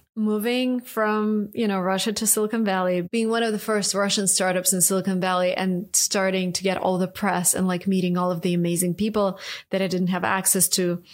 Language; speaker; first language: English; non-native, fluent; Russian